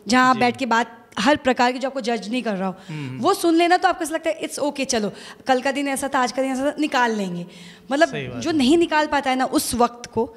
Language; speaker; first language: Hindi; native; Hindi